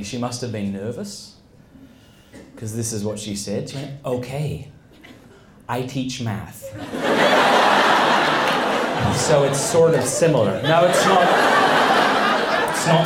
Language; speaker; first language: English; native; English